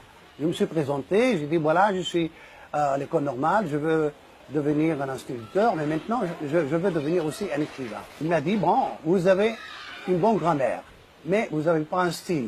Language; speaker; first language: French; non-native, fluent; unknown